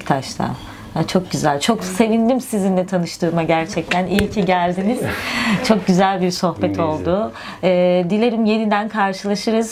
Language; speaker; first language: Turkish; native; Turkish